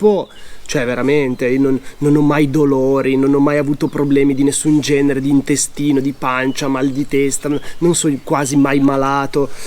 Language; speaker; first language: Italian; native; Italian